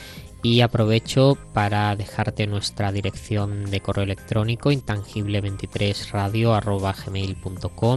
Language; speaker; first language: Spanish; native; Spanish